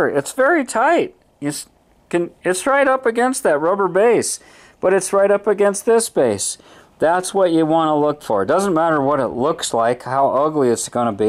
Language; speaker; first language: English; native; English